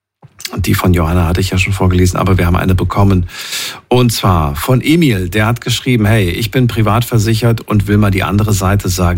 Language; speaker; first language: German; native; German